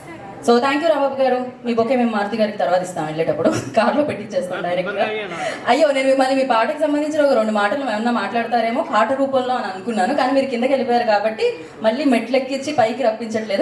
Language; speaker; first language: Telugu; native; Telugu